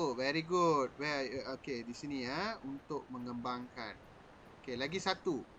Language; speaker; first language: Malay; non-native, local second language; Tamil